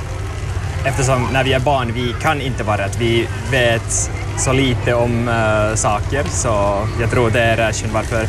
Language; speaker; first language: Swedish; non-native, learner; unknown